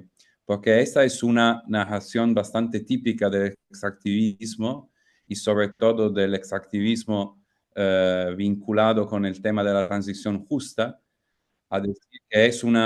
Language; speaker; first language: Spanish; non-native, fluent; Italian